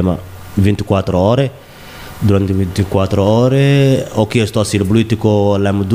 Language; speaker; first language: Italian; non-native, learner; Somali